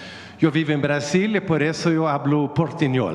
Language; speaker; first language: Spanish; non-native, fluent; Swedish